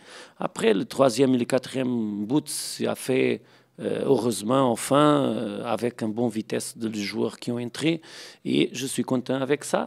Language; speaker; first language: French; non-native, fluent; Portuguese